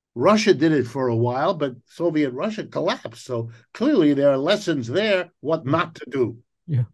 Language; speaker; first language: English; native; English